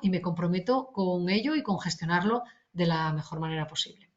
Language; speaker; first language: Spanish; native; Spanish